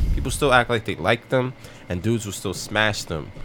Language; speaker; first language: English; native; English